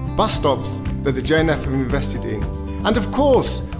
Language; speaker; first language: English; native; English